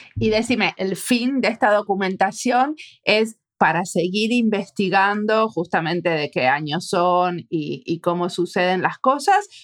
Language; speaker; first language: Spanish; native; Spanish